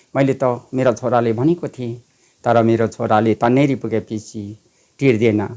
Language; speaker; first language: Nepali; non-native, local second language; Limburgish